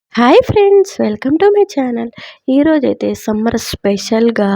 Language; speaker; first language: Telugu; native; Telugu